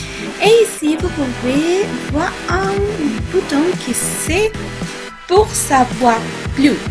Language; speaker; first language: French; non-native, learner; Spanish